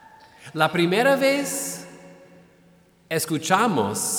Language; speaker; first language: Spanish; non-native, fluent; English